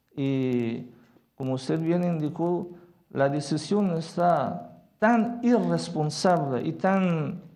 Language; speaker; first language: Spanish; non-native, fluent; Persian